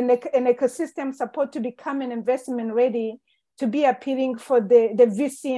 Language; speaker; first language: English; non-native, local second language; Kinyarwanda